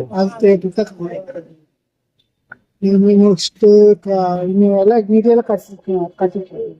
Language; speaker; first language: Tamil; native; Tamil